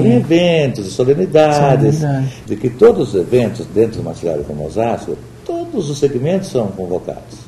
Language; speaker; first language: Portuguese; native; Portuguese